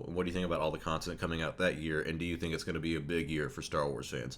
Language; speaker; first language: English; native; English